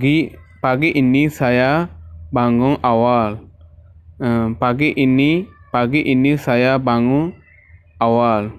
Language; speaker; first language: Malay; non-native, learner; Rohingya